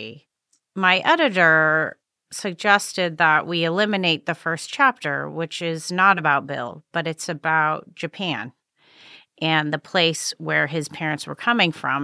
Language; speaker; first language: English; native; English